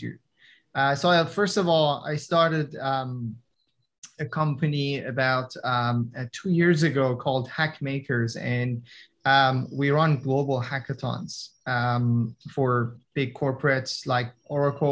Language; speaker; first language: English; non-native, fluent; Persian